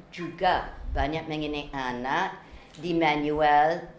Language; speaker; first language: Indonesian; non-native, fluent; English